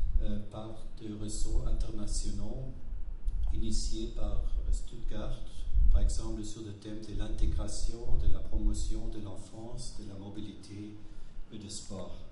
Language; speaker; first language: French; non-native, fluent; German